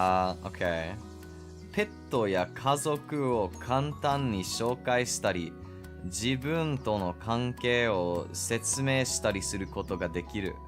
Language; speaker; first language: Japanese; non-native, learner; English